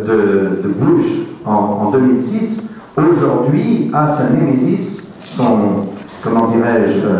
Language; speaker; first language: French; native; French